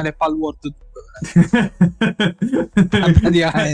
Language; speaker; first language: Italian; native; Italian